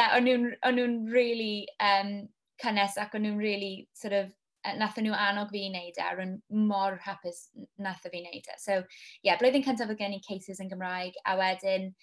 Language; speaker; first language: Welsh; non-native, local second language; English